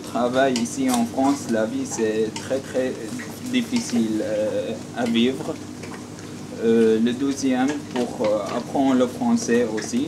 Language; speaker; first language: French; non-native, learner; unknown